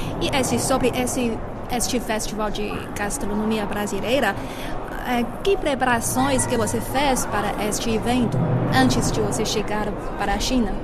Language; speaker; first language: Portuguese; non-native, fluent; Chinese